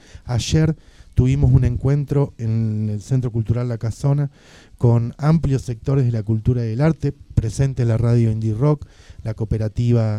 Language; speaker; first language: Spanish; native; Spanish